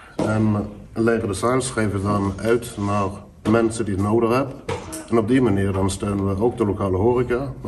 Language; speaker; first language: Dutch; non-native, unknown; Norwegian